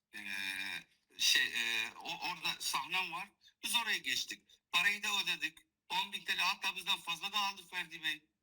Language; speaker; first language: Turkish; non-native, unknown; Kurdish